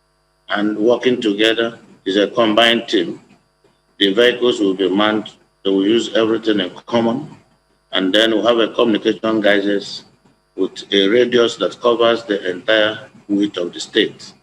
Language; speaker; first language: English; non-native, local second language; Igbo